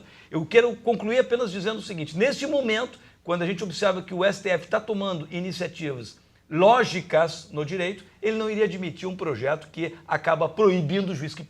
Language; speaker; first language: Portuguese; native; Portuguese